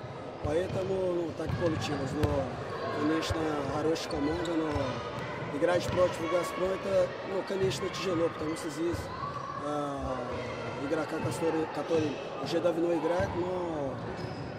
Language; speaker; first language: Russian; non-native, learner; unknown